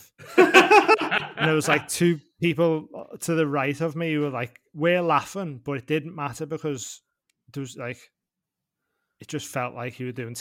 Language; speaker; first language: English; native; English